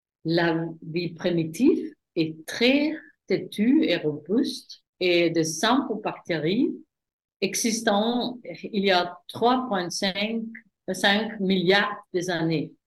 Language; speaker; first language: French; non-native, fluent; German